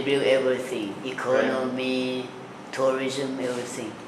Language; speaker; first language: English; non-native, learner; Thai